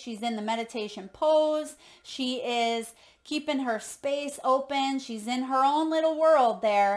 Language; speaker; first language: English; native; English